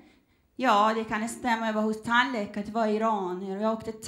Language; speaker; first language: Swedish; non-native, fluent; Persian